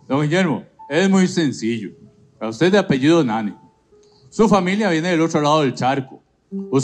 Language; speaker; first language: Spanish; native; Spanish